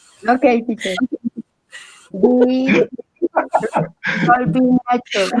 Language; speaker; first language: English; non-native, learner; Spanish